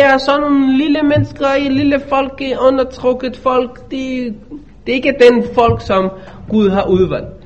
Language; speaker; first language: Danish; non-native, fluent; Hebrew